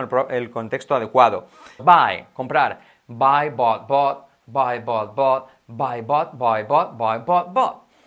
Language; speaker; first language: English; non-native, fluent; Spanish